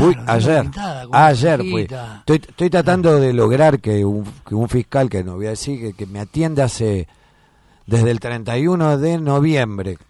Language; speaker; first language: Spanish; native; Spanish